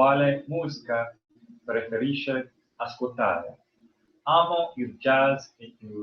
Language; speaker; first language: Italian; non-native, learner; English